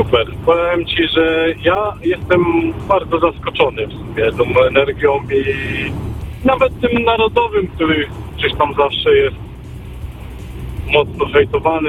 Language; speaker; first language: Polish; native; Polish